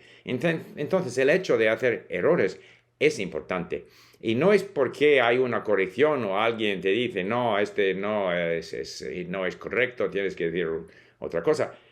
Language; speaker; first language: Spanish; non-native, fluent; English